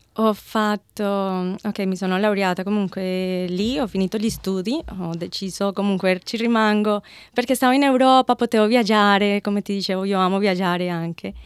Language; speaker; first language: Italian; non-native, fluent; Spanish